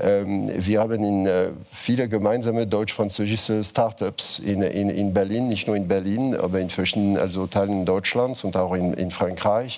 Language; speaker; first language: German; non-native, fluent; French